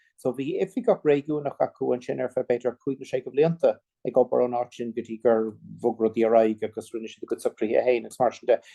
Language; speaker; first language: Irish; non-native, local second language; English